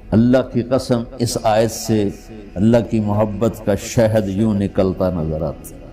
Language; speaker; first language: Urdu; non-native, local second language; Punjabi